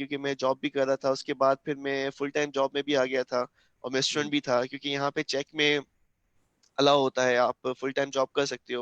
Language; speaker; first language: Urdu; non-native, local second language; Sindhi